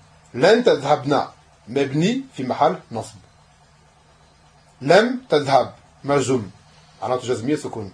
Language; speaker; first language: Arabic; non-native, fluent; French